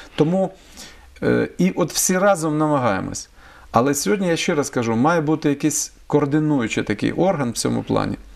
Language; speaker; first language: Ukrainian; native; Ukrainian